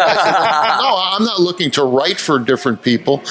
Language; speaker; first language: English; native; English